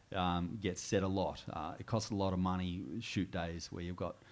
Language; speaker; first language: English; native; English